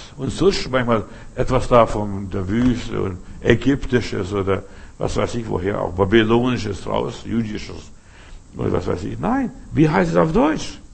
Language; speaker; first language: German; early bilingual, other home language; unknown